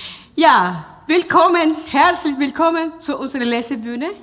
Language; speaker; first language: German; non-native, fluent; Spanish